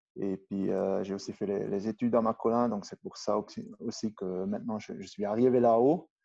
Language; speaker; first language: French; non-native, local second language; Swiss German